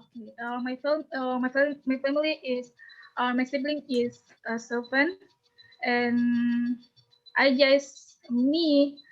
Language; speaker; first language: English; non-native, learner; Indonesian